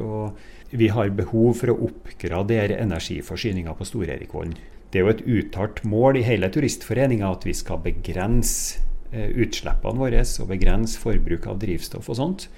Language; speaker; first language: Norwegian; native; Norwegian